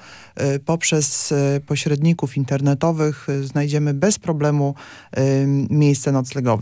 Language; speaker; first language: Polish; native; Polish